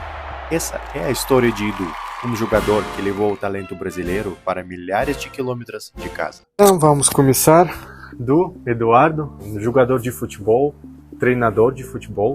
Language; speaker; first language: Portuguese; non-native, fluent; Russian